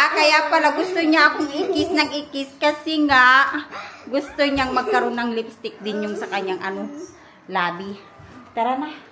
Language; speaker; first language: Filipino; native; Filipino